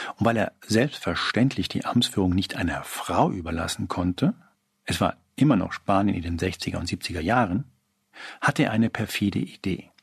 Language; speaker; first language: German; early bilingual, other home language; Spanish